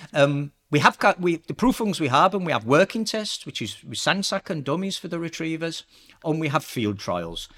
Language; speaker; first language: English; native; English